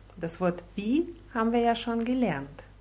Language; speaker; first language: German; non-native, fluent; Russian